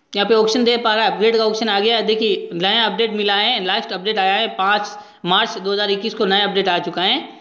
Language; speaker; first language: Hindi; native; Hindi